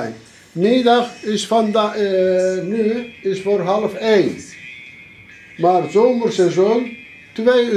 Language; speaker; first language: Dutch; non-native, learner; Turkish